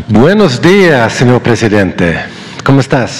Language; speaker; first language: Spanish; non-native, learner; Swedish